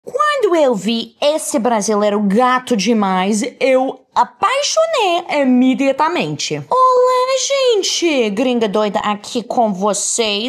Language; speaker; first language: Portuguese; non-native, fluent; English